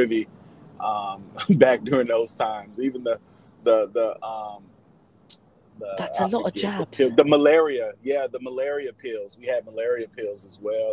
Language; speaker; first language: English; native; English